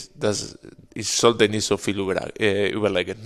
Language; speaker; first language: German; non-native, fluent; Spanish